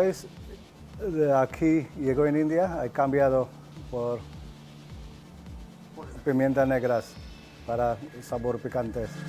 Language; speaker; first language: Spanish; non-native, learner; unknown